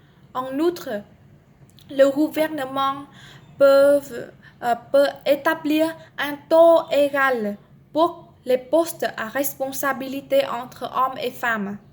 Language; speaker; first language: French; non-native, learner; Vietnamese